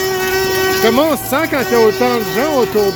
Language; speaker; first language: French; native; French